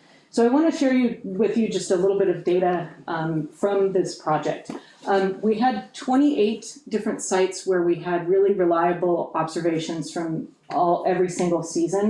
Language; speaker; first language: English; native; English